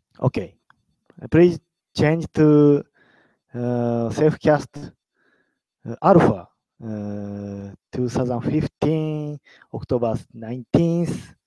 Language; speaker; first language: English; non-native, learner; Japanese